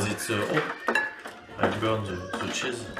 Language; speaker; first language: English; non-native, learner; French